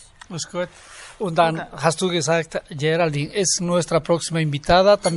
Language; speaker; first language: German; non-native, learner; Spanish